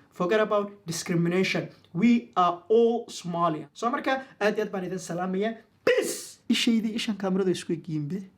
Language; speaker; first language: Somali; non-native, local second language; Maay